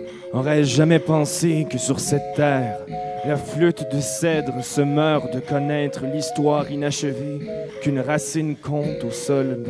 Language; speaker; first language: French; native; French